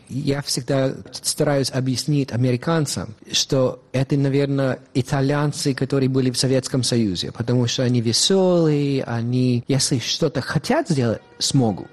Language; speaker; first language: Russian; non-native, fluent; English